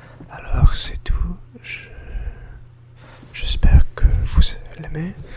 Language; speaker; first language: French; non-native, learner; English